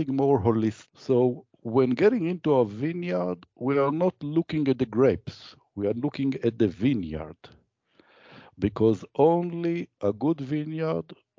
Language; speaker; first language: English; non-native, fluent; Hebrew